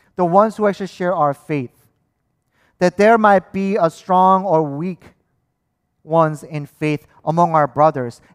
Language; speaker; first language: English; early bilingual, other home language; Korean